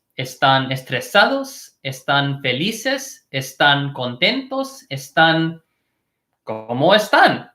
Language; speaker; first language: Spanish; non-native, fluent; English